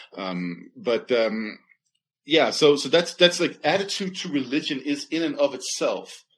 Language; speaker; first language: English; non-native, fluent; Danish